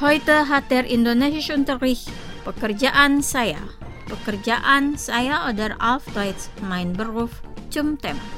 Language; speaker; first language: German; non-native, fluent; Indonesian